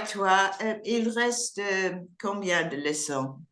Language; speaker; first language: French; non-native, learner; English